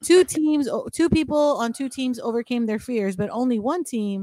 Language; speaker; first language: English; early bilingual, other home language; Spanish